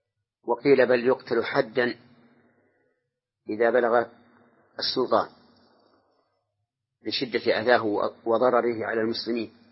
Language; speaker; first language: Arabic; native; Arabic